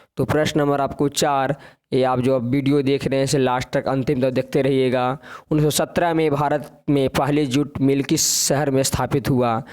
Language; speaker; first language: Hindi; native; Hindi